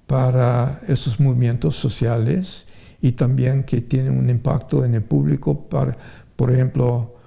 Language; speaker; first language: Spanish; non-native, fluent; English